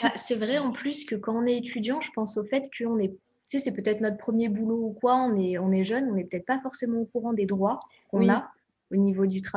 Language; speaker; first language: French; native; French